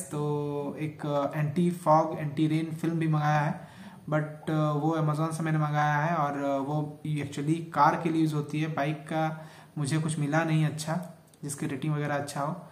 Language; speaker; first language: Hindi; native; Hindi